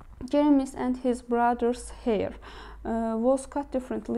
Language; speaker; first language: English; non-native, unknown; Azerbaijani